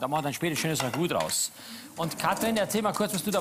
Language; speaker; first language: German; native; German